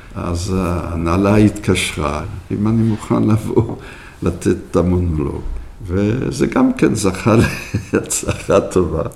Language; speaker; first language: Hebrew; early bilingual, other home language; French